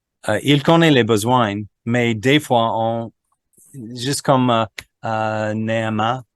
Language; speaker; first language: French; non-native, fluent; English